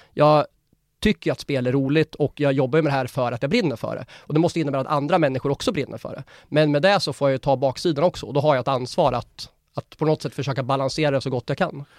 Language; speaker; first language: Swedish; native; Swedish